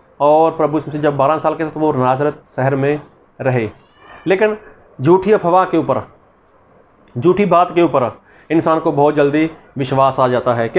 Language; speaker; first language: Hindi; non-native, local second language; Punjabi